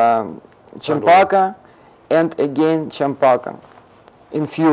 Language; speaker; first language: English; non-native, learner; Russian